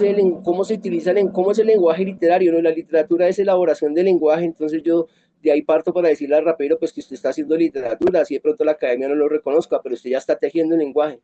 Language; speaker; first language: Spanish; native; Spanish